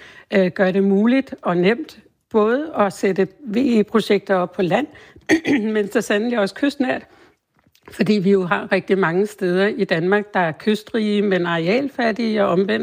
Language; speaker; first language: Danish; native; Danish